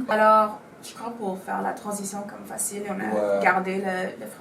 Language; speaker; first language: French; non-native, local second language; Spanish